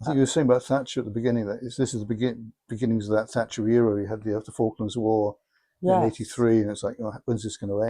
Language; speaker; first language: English; native; English